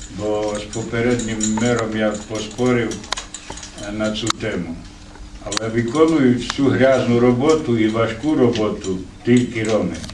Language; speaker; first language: Ukrainian; non-native, local second language; Romany